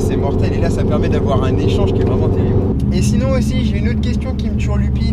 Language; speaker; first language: French; native; French